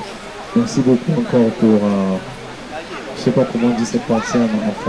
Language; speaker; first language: French; non-native, fluent; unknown